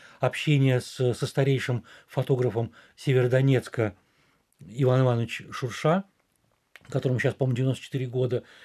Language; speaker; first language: Russian; native; Russian